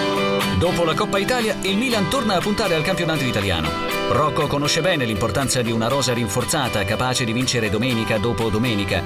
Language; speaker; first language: Italian; native; Italian